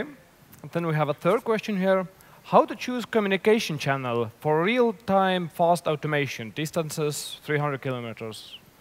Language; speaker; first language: English; non-native, fluent; Estonian